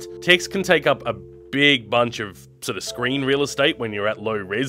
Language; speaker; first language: English; native; English